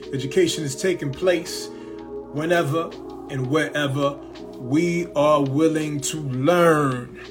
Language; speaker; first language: English; early bilingual, other home language; Spanish